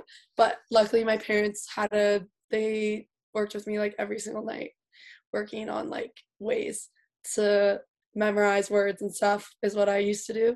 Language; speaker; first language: English; native; English